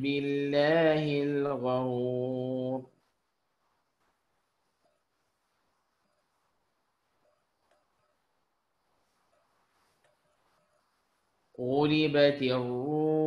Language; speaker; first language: Arabic; non-native, fluent; Indonesian